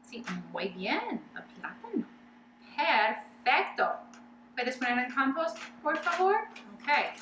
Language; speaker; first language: Spanish; non-native, learner; English